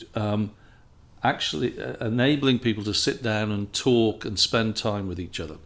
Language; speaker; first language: English; native; English